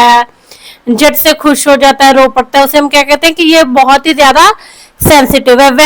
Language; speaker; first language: Hindi; non-native, local second language; Punjabi